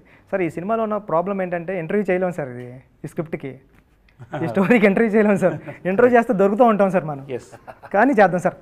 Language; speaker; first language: Telugu; native; Telugu